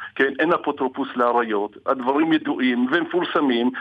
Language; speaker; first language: Hebrew; early bilingual, other home language; Arabic